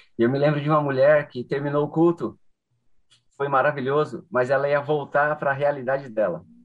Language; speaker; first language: Portuguese; native; Portuguese